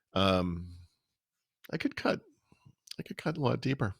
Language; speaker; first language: English; native; English